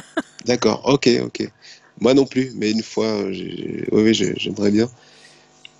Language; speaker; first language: French; native; French